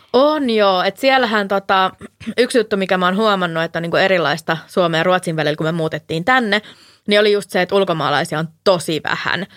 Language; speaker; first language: Finnish; early bilingual, heritage; Finnish